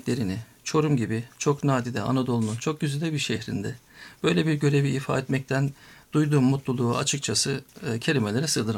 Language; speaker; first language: Turkish; native; Turkish